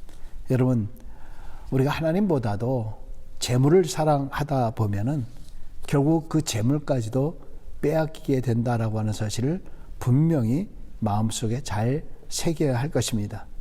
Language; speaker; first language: Korean; native; Korean